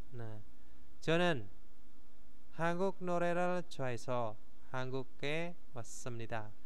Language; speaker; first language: Korean; non-native, fluent; Indonesian